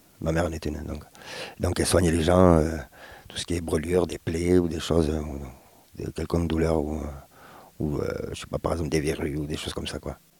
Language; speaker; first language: French; early bilingual, other home language; Spanish